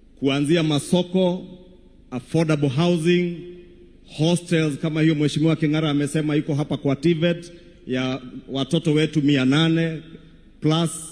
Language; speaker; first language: Swahili; non-native, local second language; Kikuyu